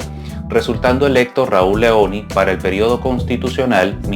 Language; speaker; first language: Spanish; native; Spanish